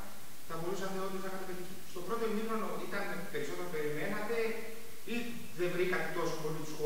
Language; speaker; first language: Greek; native; Greek